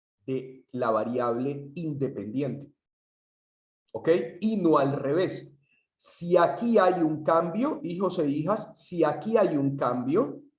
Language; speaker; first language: Spanish; native; Spanish